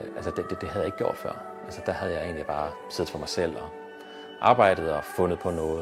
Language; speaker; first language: Danish; native; Danish